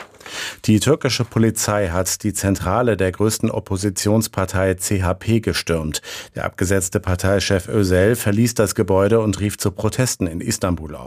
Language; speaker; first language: German; native; German